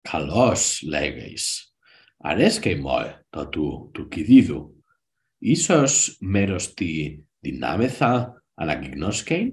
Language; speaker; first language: Greek; non-native, learner; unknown